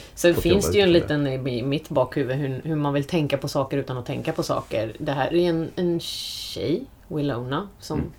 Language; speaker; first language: Swedish; early bilingual, other home language; English